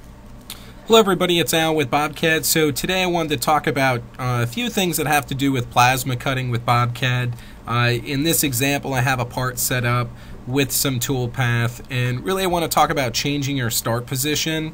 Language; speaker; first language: English; native; English